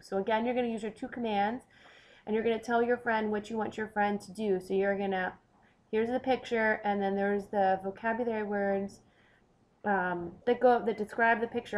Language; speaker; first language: English; native; English